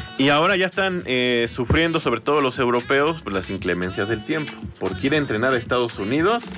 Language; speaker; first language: Spanish; native; Spanish